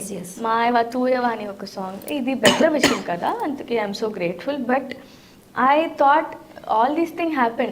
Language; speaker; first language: Telugu; non-native, learner; Tamil